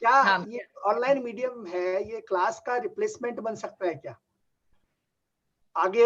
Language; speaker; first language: Hindi; native; Hindi